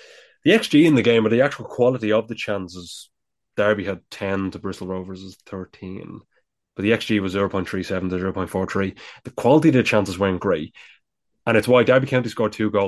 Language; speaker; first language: English; native; English